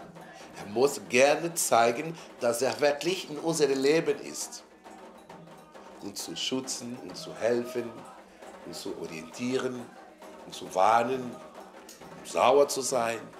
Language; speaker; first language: German; non-native, fluent; Portuguese